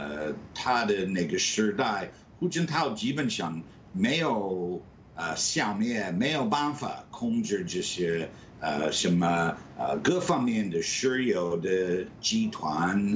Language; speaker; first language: Chinese; non-native, fluent; English